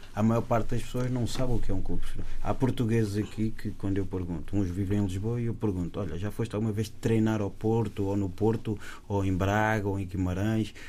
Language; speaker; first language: Portuguese; native; Portuguese